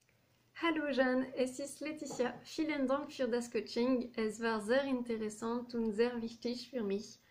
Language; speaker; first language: German; non-native, learner; French